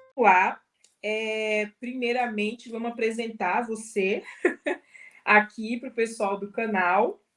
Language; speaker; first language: Portuguese; native; Portuguese